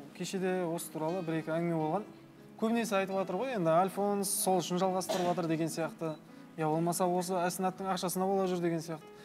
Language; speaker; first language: Kazakh; native; Kazakh